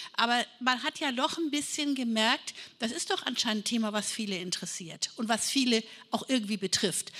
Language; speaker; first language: German; native; German